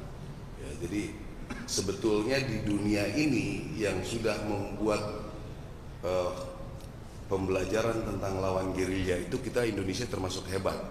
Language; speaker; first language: Indonesian; native; Indonesian